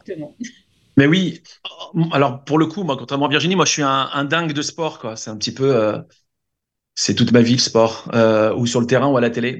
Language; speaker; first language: French; native; French